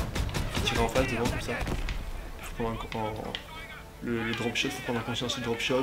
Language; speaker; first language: French; native; French